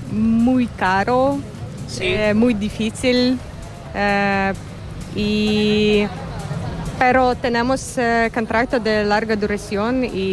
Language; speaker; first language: Spanish; non-native, learner; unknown